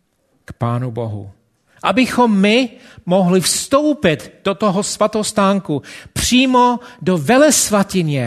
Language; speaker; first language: Czech; non-native, fluent; English